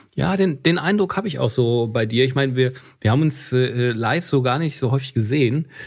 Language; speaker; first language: German; native; German